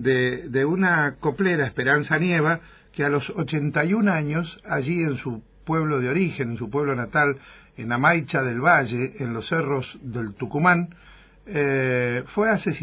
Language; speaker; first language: Spanish; native; Spanish